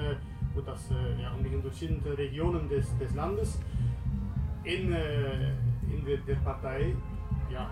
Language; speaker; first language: German; non-native, learner; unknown